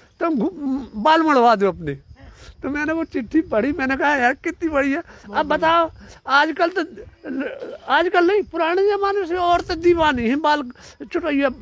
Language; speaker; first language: Hindi; native; Hindi